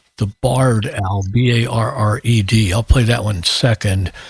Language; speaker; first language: English; native; English